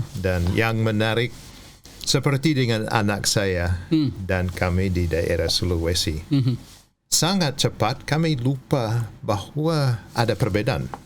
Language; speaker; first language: Indonesian; non-native, fluent; English